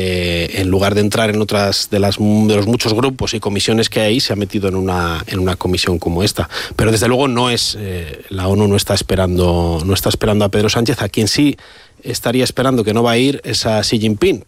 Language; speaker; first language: Spanish; native; Spanish